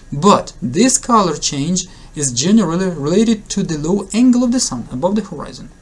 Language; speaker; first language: English; non-native, fluent; Russian